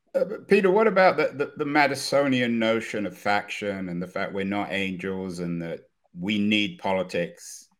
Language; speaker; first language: English; native; English